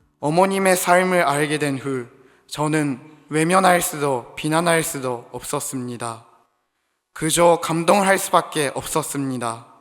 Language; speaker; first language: Korean; non-native, fluent; Japanese